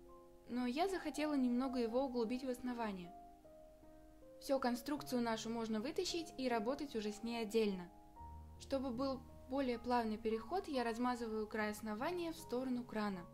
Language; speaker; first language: Russian; native; Russian